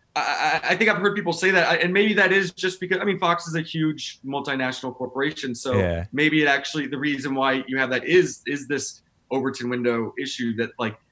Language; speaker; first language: English; native; English